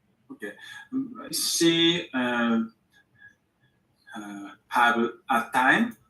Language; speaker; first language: English; non-native, learner; Japanese